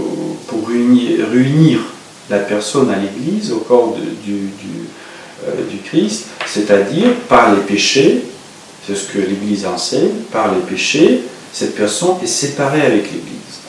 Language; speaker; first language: French; non-native, fluent; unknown